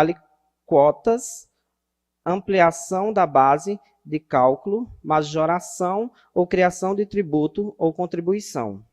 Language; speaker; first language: Portuguese; native; Portuguese